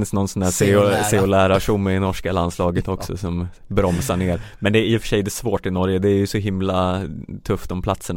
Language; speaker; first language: Swedish; native; Swedish